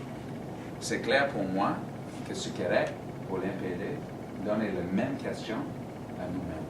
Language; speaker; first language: French; non-native, learner; English